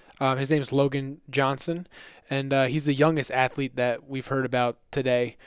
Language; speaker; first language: English; native; English